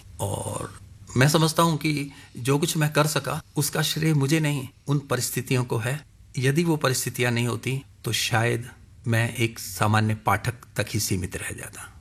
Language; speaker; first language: Hindi; non-native, local second language; Punjabi